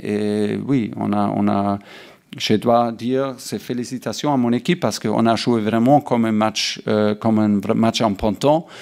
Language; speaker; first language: French; non-native, learner; German